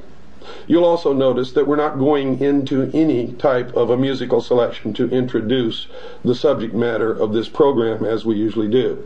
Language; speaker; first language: English; native; English